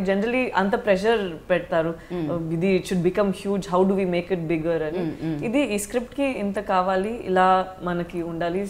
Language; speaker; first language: Telugu; non-native, fluent; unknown